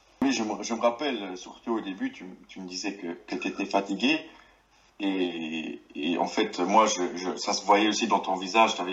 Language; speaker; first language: French; non-native, local second language; Luxembourgish